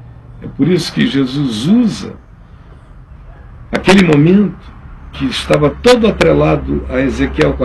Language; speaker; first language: Portuguese; native; Portuguese